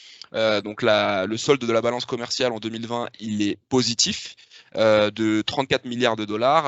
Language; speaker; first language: French; native; French